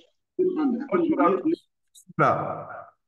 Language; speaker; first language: French; non-native, local second language; Wolof